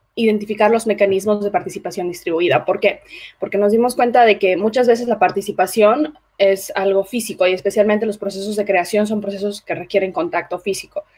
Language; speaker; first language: Spanish; native; Spanish